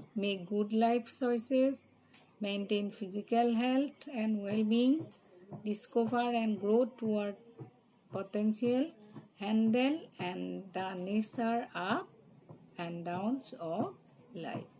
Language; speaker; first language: English; non-native, local second language; Assamese